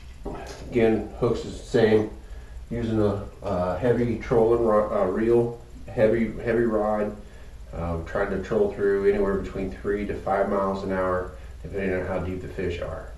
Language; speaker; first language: English; native; English